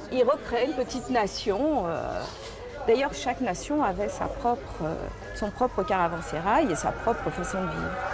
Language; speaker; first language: French; native; French